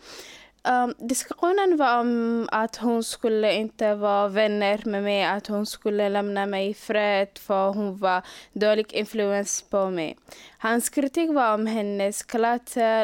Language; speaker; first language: Swedish; non-native, local second language; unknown